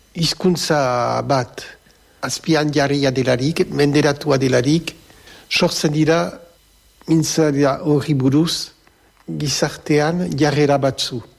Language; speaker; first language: Basque; native; Basque